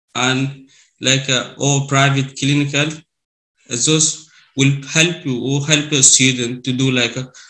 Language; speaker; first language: English; non-native, learner; Arabic